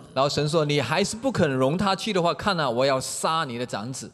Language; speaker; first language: Chinese; native; Chinese